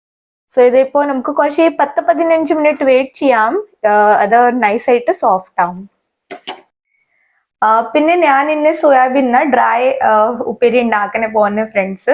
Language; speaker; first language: Malayalam; non-native, fluent; Hindi